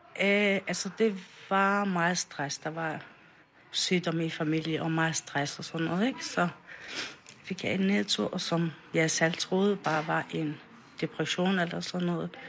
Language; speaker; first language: Danish; non-native, local second language; Faroese